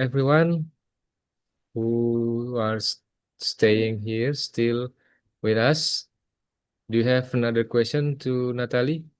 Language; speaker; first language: English; non-native, fluent; Indonesian